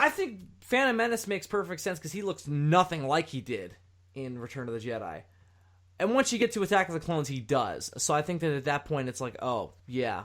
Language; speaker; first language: English; native; English